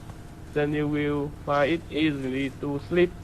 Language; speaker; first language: English; non-native, learner; Vietnamese